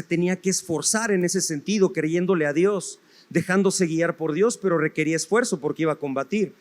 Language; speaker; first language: Spanish; native; Spanish